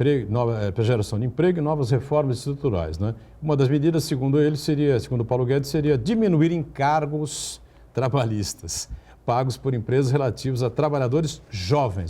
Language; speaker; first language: Portuguese; native; Portuguese